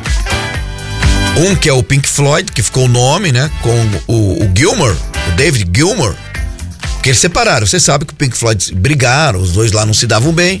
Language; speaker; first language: Portuguese; native; Portuguese